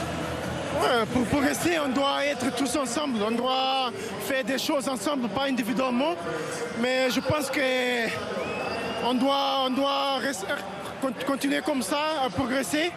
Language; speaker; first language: French; non-native, fluent; Portuguese